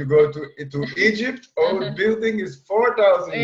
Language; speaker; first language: English; non-native, fluent; Portuguese